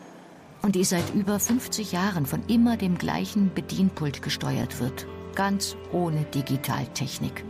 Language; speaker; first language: German; native; German